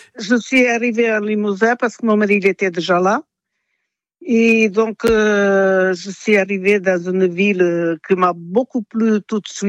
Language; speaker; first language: French; non-native, fluent; Portuguese